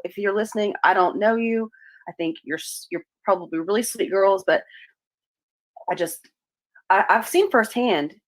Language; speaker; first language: English; native; English